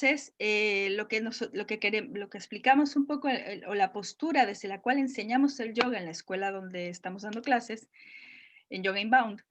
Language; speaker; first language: Spanish; native; Spanish